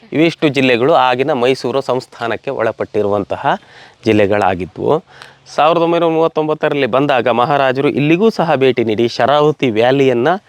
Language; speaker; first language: Kannada; native; Kannada